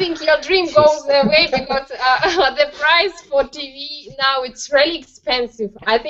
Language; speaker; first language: English; non-native, learner; Russian